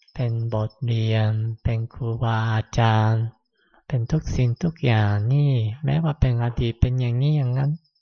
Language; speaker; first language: Thai; non-native, fluent; Japanese